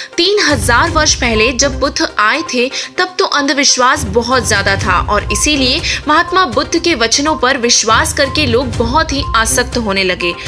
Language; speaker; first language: Hindi; native; Hindi